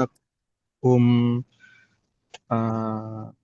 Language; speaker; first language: German; non-native, learner; Indonesian